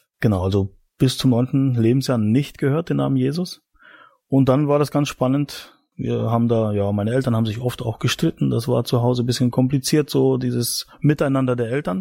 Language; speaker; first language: German; native; German